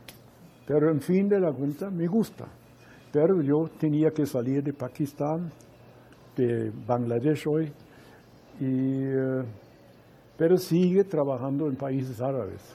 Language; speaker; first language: Spanish; non-native, fluent; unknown